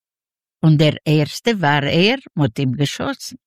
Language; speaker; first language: German; early bilingual, other home language; Yiddish